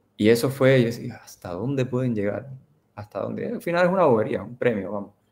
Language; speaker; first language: Spanish; native; Spanish